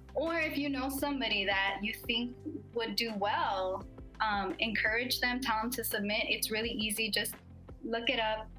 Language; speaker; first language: English; native; English